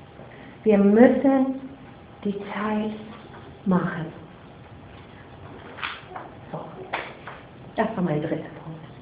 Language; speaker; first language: German; non-native, fluent; English